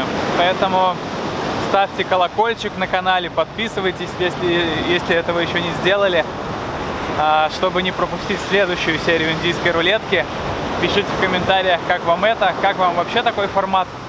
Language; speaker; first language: Russian; native; Russian